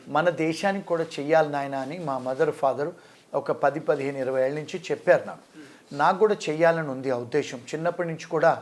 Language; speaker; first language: Telugu; native; Telugu